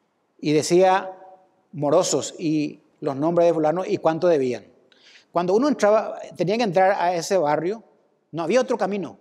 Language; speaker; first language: Spanish; native; Spanish